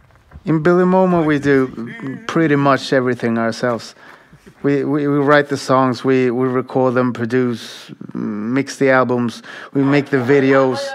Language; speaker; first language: English; non-native, fluent; Swedish